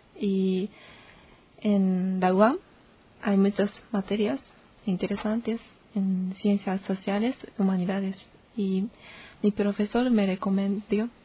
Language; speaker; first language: Spanish; non-native, fluent; Japanese